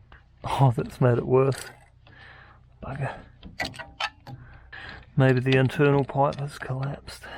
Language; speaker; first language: English; native; English